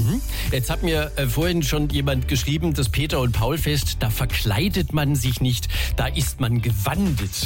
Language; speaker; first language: German; native; German